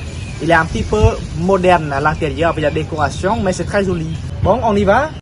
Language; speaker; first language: French; non-native, fluent; Khmer